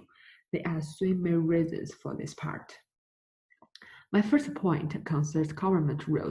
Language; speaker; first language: English; non-native, fluent; Chinese